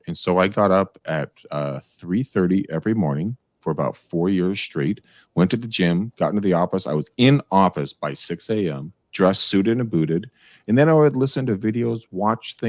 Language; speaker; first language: English; native; English